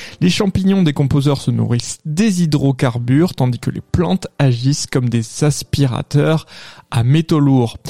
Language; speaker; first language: French; native; French